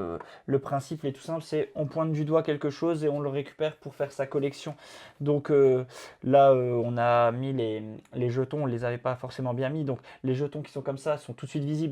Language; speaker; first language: French; native; French